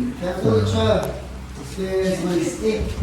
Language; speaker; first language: English; non-native, learner; Khmer